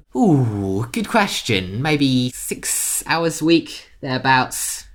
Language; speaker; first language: English; native; English